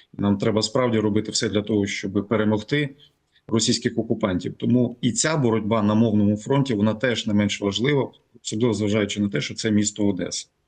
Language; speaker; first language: Ukrainian; native; Ukrainian